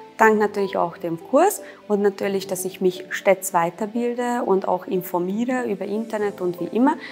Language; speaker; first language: German; non-native, fluent; Hungarian